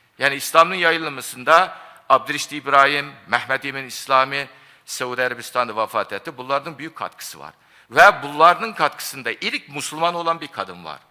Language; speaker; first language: Turkish; non-native, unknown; Japanese